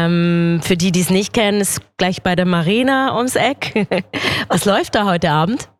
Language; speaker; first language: German; native; German